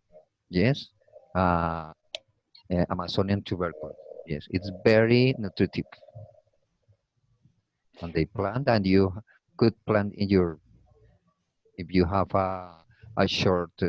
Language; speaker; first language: English; non-native, learner; Spanish